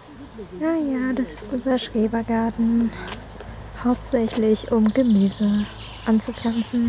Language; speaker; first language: German; early bilingual, other home language; Vietnamese